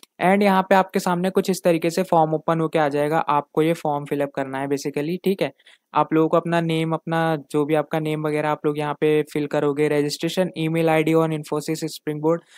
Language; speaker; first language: Hindi; native; Hindi